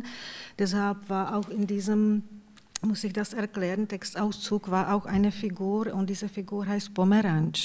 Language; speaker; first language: German; non-native, fluent; Czech